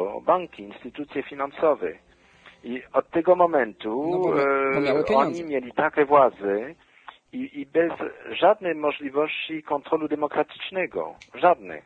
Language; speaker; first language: Polish; non-native, fluent; French